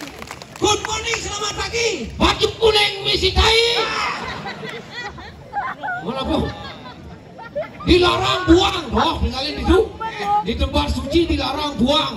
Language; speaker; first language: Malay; non-native, local second language; Balinese